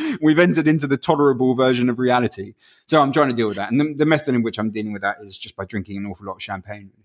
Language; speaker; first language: English; early bilingual, other home language; Spanish